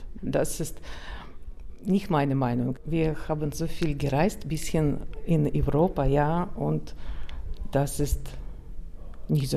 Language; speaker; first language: German; non-native, learner; Russian